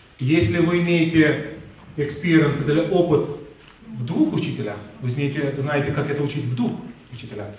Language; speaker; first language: Russian; non-native, fluent; Lithuanian